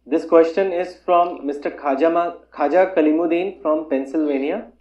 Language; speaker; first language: English; non-native, local second language; Urdu